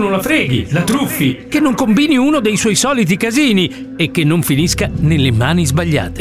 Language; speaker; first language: Italian; native; Italian